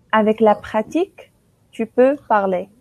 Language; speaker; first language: French; non-native, local second language; Arabic